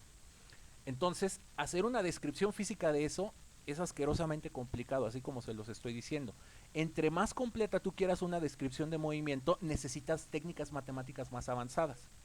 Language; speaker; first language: Spanish; native; Spanish